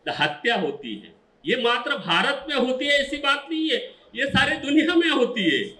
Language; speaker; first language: Hindi; non-native, local second language; Marathi